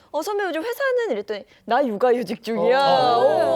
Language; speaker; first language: Korean; native; Korean